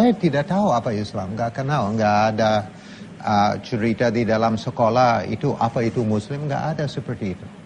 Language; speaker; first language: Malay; non-native, fluent; English